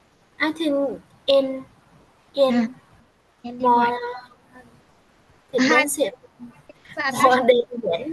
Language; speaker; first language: English; non-native, learner; Vietnamese